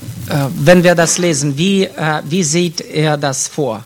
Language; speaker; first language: German; non-native, fluent; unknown